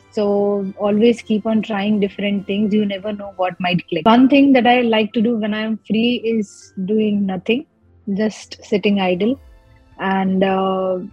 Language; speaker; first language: English; non-native, local second language; Gujarati